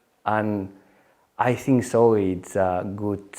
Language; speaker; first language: English; non-native, learner; Spanish